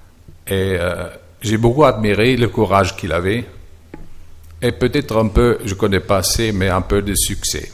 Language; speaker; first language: French; non-native, fluent; German